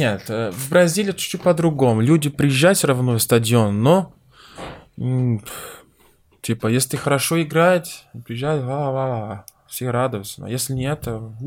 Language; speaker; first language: Russian; non-native, learner; Portuguese